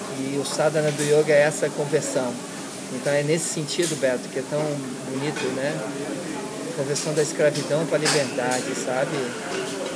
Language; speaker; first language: Portuguese; early bilingual, heritage; Portuguese